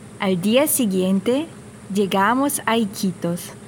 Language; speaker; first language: Spanish; non-native, fluent; German